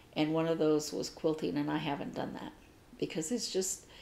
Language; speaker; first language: English; native; English